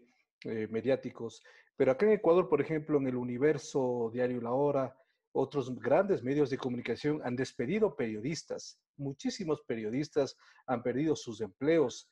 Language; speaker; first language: Spanish; native; Spanish